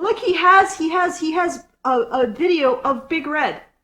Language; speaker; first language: English; native; English